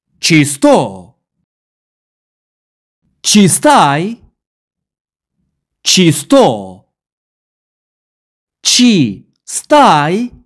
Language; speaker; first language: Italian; non-native, fluent; Arabic